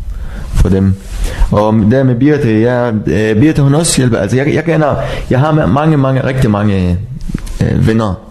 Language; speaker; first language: Danish; non-native, learner; Arabic